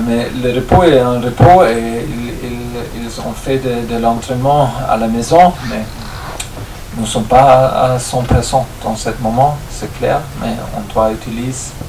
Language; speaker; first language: French; non-native, fluent; German